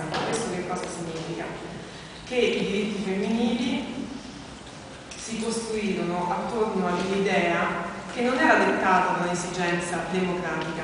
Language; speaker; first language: Italian; native; Italian